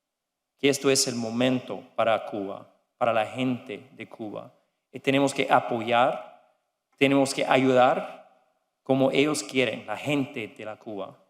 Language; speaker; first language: Spanish; non-native, learner; English